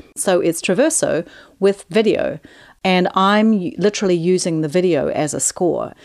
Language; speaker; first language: English; native; English